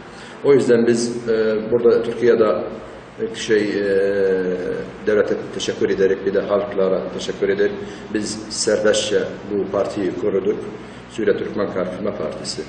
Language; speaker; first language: Turkish; early bilingual, heritage; Turkish